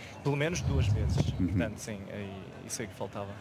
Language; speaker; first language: Portuguese; non-native, fluent; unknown